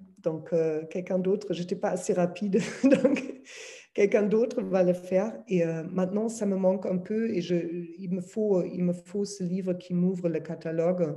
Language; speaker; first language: French; non-native, fluent; German